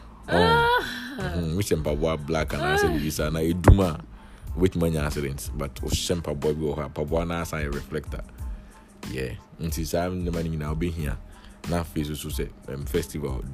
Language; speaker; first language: English; non-native, local second language; Akan